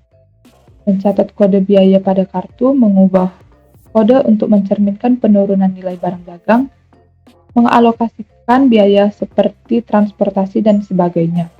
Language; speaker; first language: Indonesian; native; Indonesian